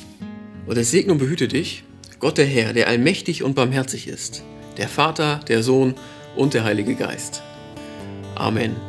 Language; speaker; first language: German; native; German